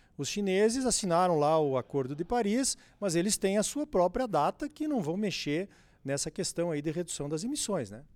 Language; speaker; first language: Portuguese; native; Portuguese